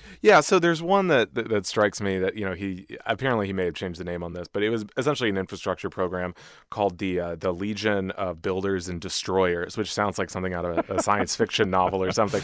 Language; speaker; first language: English; native; English